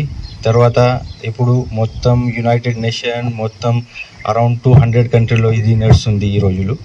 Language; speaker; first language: Telugu; non-native, local second language; Hindi